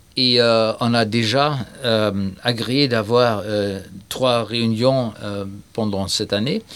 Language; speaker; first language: French; non-native, fluent; German